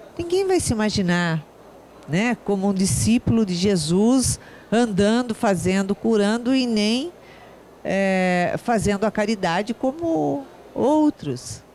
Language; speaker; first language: Portuguese; native; Portuguese